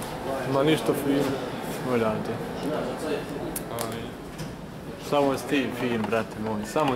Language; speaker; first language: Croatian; early bilingual, heritage; Croatian